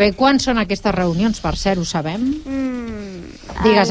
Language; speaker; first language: Catalan; native; Catalan